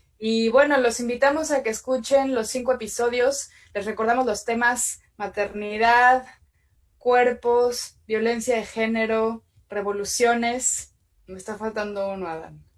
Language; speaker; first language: Spanish; native; Spanish